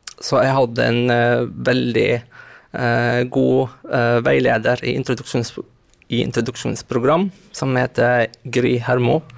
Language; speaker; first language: Norwegian; non-native, fluent; Arabic